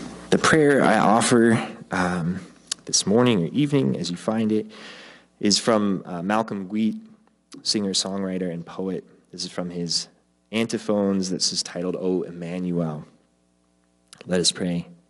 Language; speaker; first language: English; native; English